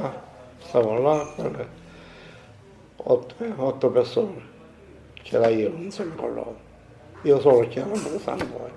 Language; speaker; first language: Italian; non-native, learner; Maltese